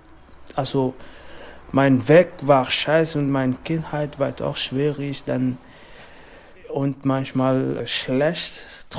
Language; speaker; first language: German; non-native, learner; French